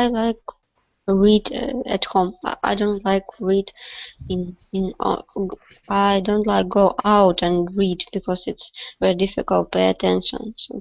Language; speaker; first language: English; non-native, learner; Russian